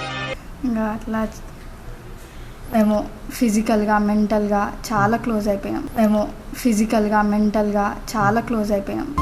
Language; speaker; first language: Telugu; native; Telugu